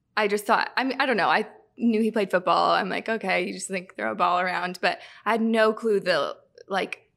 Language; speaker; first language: English; native; English